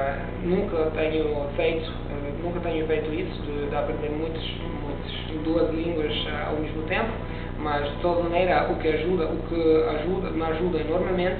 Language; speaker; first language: Portuguese; non-native, learner; Italian